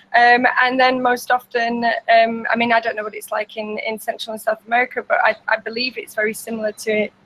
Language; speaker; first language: English; native; English